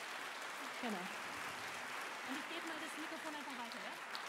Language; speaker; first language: German; native; German